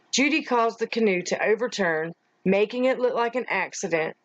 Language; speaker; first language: English; native; English